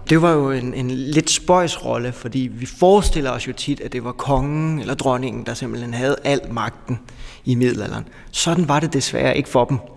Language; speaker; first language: Danish; native; Danish